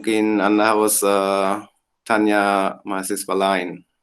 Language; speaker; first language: Indonesian; non-native, learner; German